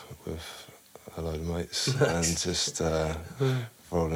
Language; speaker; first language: English; native; English